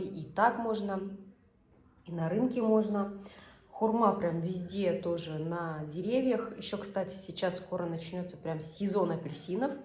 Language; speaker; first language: Russian; native; Russian